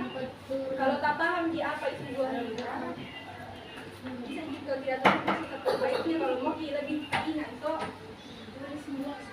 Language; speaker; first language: Indonesian; native; Indonesian